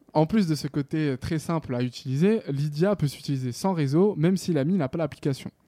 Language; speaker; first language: French; native; French